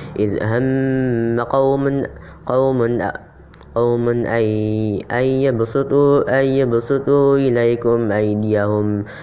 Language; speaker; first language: Arabic; non-native, learner; Indonesian